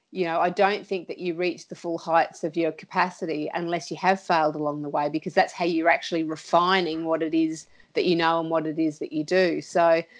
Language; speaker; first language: English; native; English